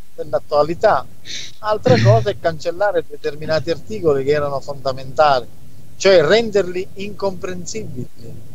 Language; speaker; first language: Italian; native; Italian